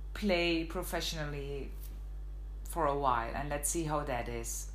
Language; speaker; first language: English; non-native, fluent; Dutch